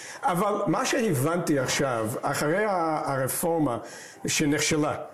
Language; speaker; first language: Hebrew; non-native, fluent; English